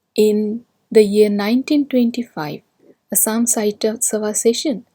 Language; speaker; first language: English; non-native, local second language; Assamese